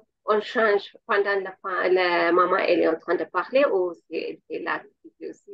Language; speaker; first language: French; non-native, learner; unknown